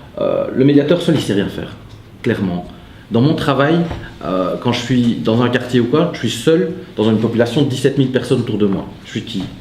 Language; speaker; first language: French; native; French